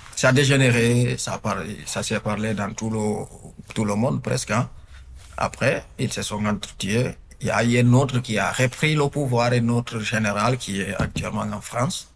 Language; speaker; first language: French; non-native, local second language; Fula